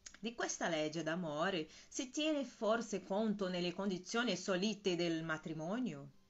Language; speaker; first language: Italian; non-native, fluent; Portuguese